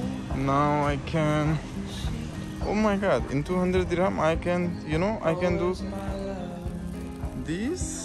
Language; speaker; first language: English; non-native, local second language; Bangla